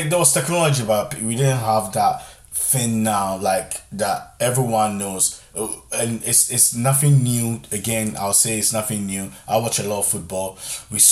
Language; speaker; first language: English; non-native, local second language; Akan